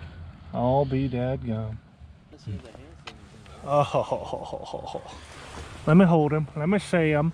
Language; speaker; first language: English; native; English